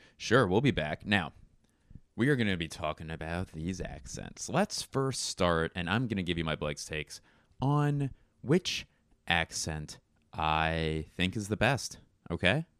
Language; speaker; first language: English; native; English